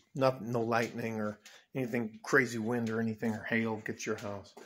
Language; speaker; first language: English; native; English